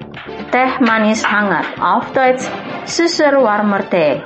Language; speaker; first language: German; non-native, fluent; Indonesian